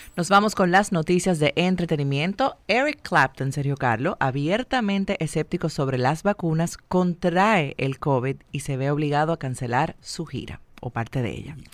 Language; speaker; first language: Spanish; native; Spanish